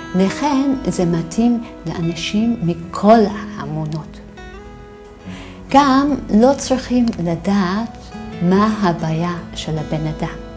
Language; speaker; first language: Hebrew; non-native, fluent; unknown